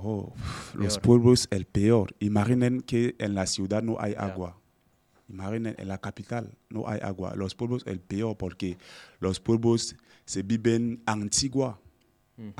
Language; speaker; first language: Spanish; non-native, learner; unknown